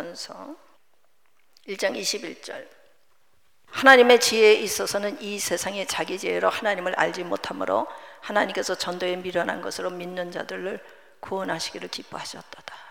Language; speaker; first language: Korean; native; Korean